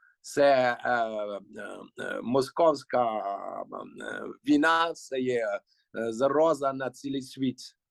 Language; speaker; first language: Ukrainian; early bilingual, heritage; Ukrainian